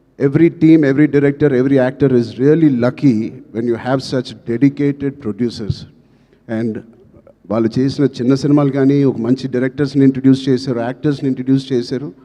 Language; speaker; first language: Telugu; native; Telugu